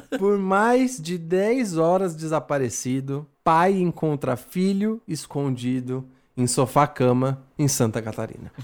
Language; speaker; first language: Portuguese; native; Portuguese